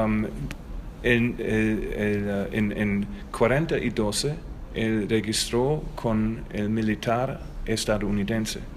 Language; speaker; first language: Spanish; non-native, learner; German